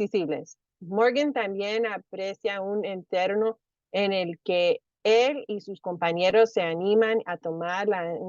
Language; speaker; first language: Spanish; early bilingual, heritage; Spanish